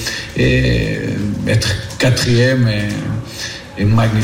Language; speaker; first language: French; non-native, learner; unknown